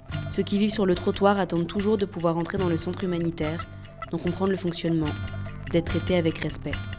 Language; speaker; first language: French; native; French